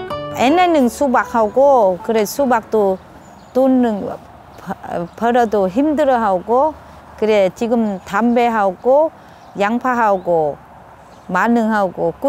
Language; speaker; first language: Korean; non-native, learner; Vietnamese